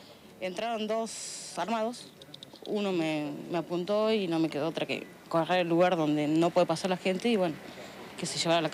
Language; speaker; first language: Spanish; native; Spanish